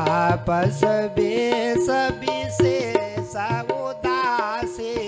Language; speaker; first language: Hindi; native; Hindi